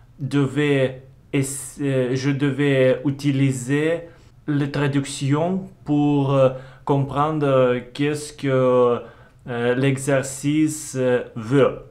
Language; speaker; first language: French; non-native, learner; Russian